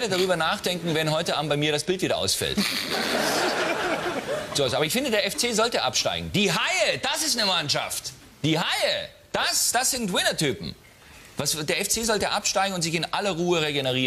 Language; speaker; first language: German; native; German